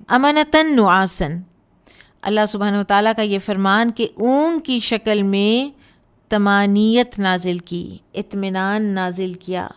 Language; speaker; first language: Urdu; native; Urdu